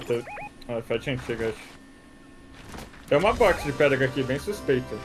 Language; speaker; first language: Portuguese; native; Portuguese